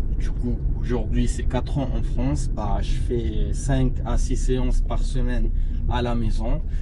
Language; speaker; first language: French; non-native, local second language; Arabic